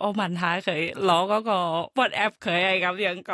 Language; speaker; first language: Cantonese; non-native, learner; Thai